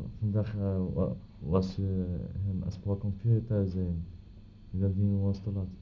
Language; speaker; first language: Dutch; non-native, learner; Arabic